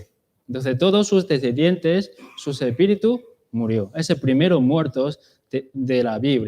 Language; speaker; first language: Spanish; non-native, learner; Chinese